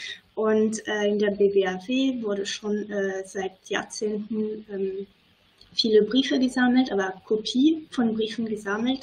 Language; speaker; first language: German; non-native, fluent; French